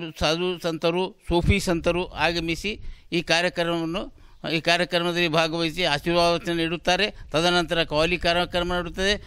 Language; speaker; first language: Kannada; non-native, local second language; Urdu